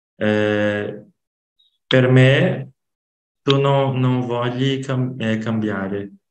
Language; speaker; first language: Italian; non-native, learner; Portuguese